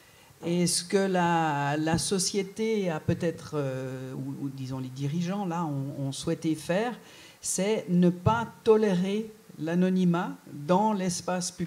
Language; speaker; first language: French; native; French